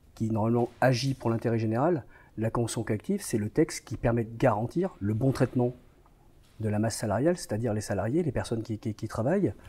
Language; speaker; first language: French; native; French